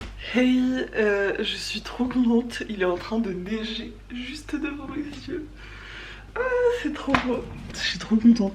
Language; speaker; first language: French; native; French